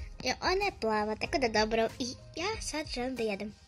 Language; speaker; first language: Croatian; early bilingual, other home language; Russian